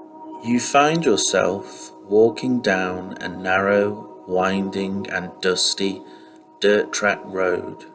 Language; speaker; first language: English; native; English